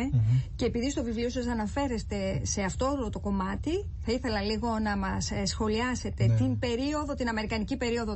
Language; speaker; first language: Greek; native; Greek